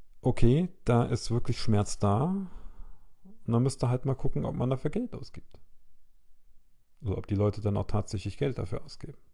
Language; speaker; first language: German; native; German